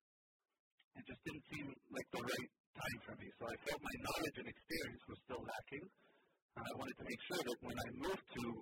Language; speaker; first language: English; non-native, fluent; Hebrew